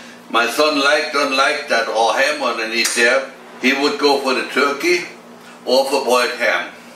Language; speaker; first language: English; non-native, fluent; German